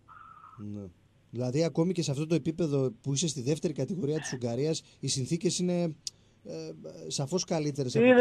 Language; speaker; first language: Greek; native; Greek